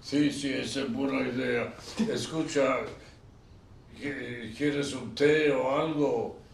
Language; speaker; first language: Spanish; non-native, fluent; Yiddish